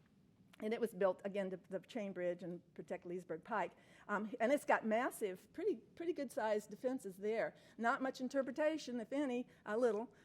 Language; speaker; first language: English; native; English